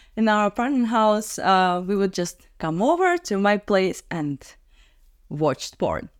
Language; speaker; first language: English; non-native, fluent; Russian